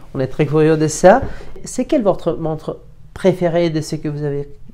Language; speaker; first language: French; non-native, learner; Italian